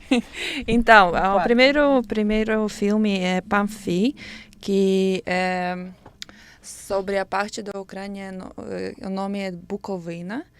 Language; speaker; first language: Portuguese; non-native, learner; Ukrainian